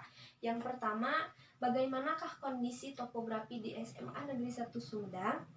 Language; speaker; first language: Indonesian; native; Indonesian